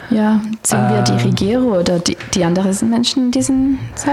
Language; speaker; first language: German; non-native, learner; French